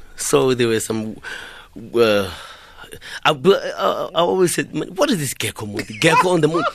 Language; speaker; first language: English; non-native, local second language; Xhosa